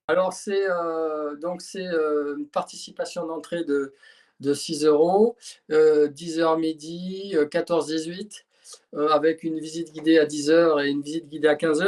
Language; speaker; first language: French; native; French